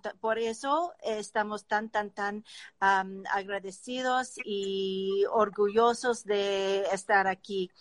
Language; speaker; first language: Spanish; non-native, learner; English